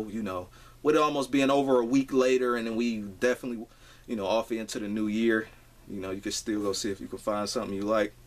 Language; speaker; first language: English; native; English